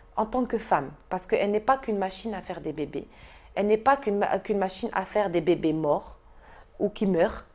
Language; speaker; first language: French; non-native, local second language; Arabic